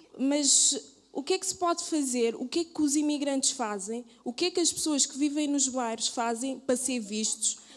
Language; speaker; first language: Portuguese; early bilingual, other home language; Kabuverdianu